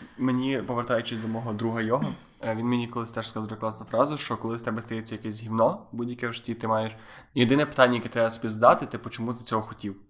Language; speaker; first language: Ukrainian; native; Ukrainian